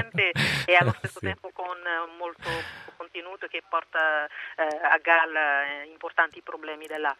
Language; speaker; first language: Italian; non-native, fluent; Portuguese